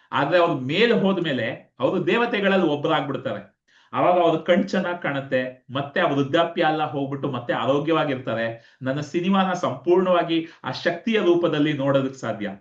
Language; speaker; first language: Kannada; native; Kannada